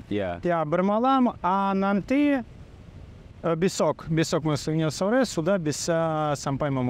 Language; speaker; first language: Indonesian; non-native, learner; Russian